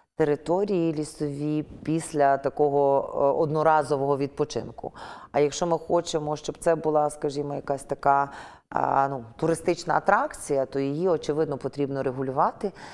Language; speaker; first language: Ukrainian; native; Ukrainian